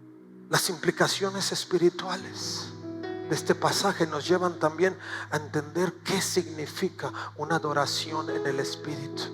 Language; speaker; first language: Spanish; native; Spanish